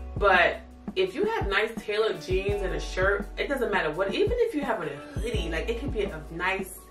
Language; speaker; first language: English; native; English